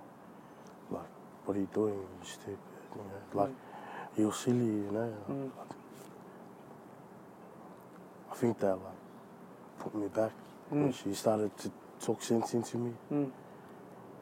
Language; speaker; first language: English; native; English